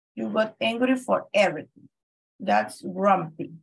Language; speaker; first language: English; non-native, fluent; Spanish